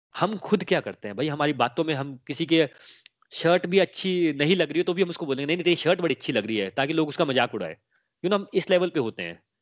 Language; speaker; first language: Hindi; native; Hindi